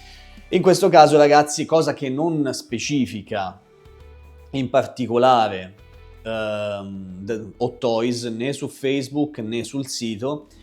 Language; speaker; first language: Italian; native; Italian